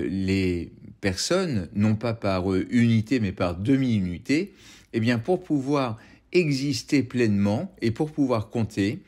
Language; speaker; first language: French; native; French